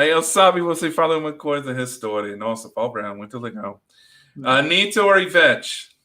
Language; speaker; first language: Portuguese; non-native, learner; English